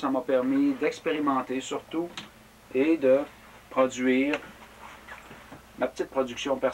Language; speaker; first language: French; native; French